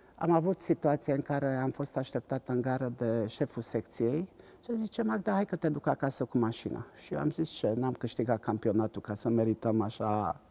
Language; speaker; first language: Romanian; non-native, local second language; Hungarian